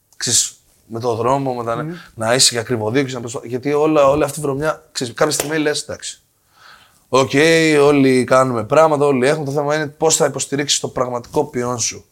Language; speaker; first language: Greek; native; Greek